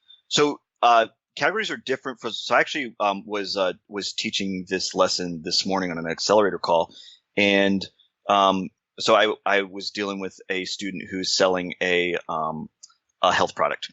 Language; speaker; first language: English; native; English